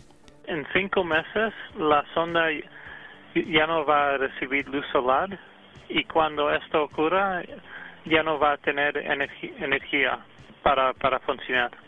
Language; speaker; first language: Spanish; early bilingual, heritage; English